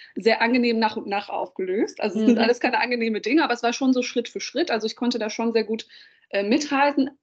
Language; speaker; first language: German; early bilingual, other home language; Dutch